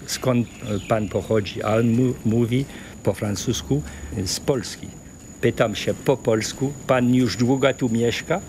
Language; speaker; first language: Polish; early bilingual, heritage; French